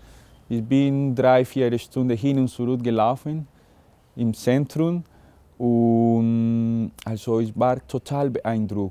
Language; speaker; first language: German; non-native, fluent; Spanish